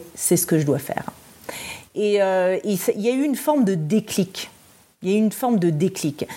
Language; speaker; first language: French; native; French